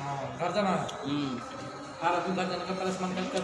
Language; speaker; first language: Hindi; non-native, learner; Bangla